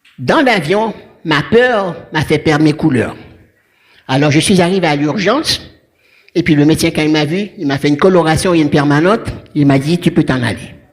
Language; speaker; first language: French; non-native, local second language; Haitian Creole